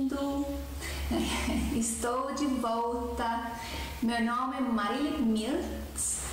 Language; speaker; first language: Portuguese; non-native, fluent; Estonian